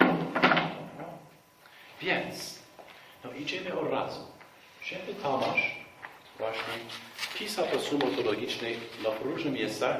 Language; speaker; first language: Polish; non-native, fluent; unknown